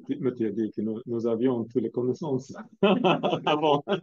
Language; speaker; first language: French; non-native, fluent; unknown